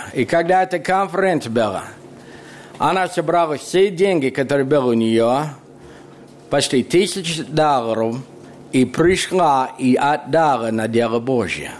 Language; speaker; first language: Russian; non-native, fluent; English